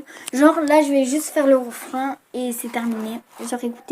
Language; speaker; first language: French; native; French